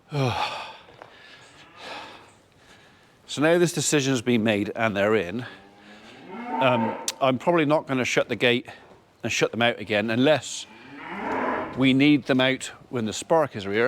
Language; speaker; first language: English; native; English